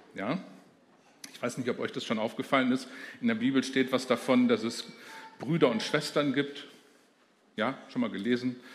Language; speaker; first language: German; native; German